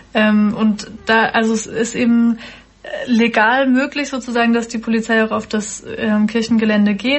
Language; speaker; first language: German; native; German